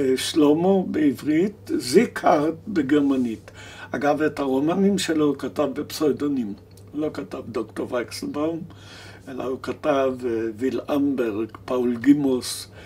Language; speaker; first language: Hebrew; early bilingual, other home language; German